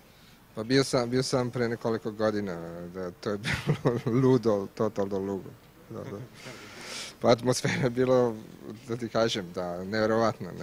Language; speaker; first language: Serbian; non-native, learner; Italian